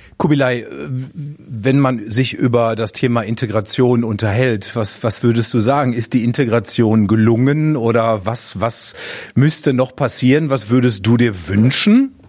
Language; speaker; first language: German; native; German